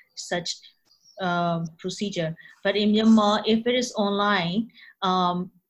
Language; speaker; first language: English; non-native, fluent; Burmese